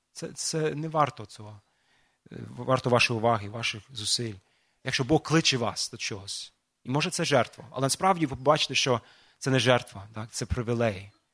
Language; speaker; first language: Ukrainian; non-native, fluent; English